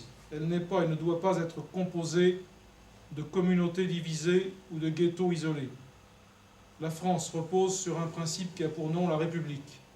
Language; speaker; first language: French; native; French